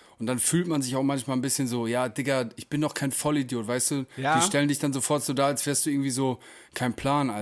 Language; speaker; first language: German; native; German